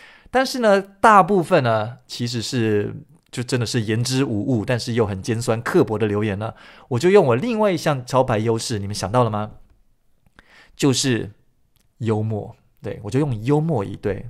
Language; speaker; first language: Chinese; early bilingual, other home language; Min Nan Chinese